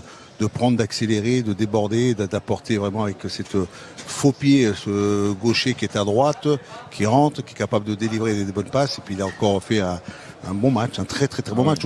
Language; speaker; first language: French; native; French